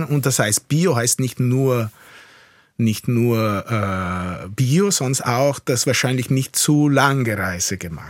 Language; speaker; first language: German; non-native, fluent; Italian